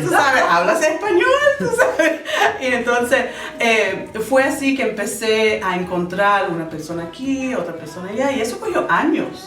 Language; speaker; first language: Spanish; early bilingual, other home language; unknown